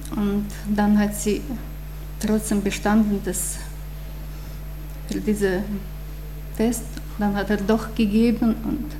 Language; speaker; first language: German; non-native, learner; Russian